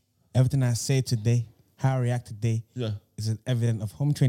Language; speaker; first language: English; non-native, local second language; Igbo